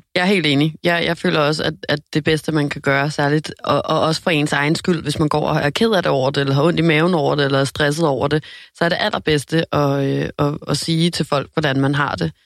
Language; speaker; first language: Danish; non-native, fluent; Spanish